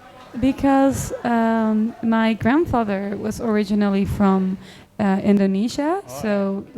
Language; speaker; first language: English; non-native, fluent; Dutch